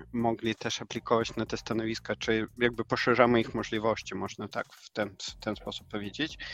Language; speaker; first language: Polish; non-native, fluent; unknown